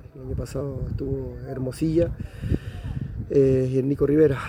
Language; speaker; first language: Spanish; native; Spanish